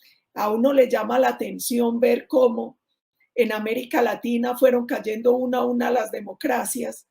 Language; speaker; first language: Spanish; native; Spanish